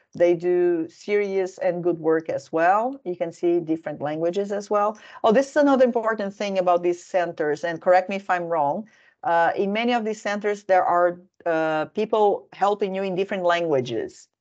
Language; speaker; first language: English; non-native, fluent; Portuguese